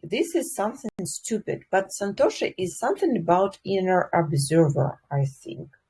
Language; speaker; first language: English; non-native, fluent; Russian